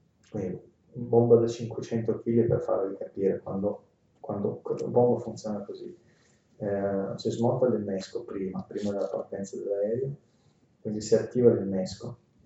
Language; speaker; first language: Italian; non-native, fluent; Russian